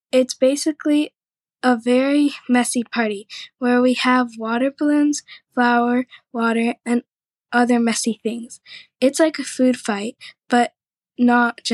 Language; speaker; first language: English; early bilingual, other home language; Spanish